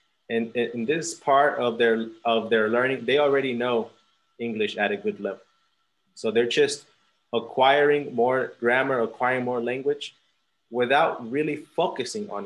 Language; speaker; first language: English; early bilingual, other home language; Spanish